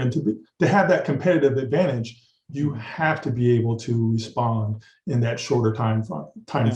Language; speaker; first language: English; native; English